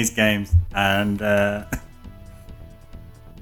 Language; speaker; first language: English; native; English